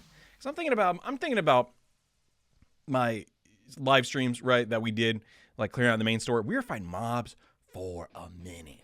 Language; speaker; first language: English; native; English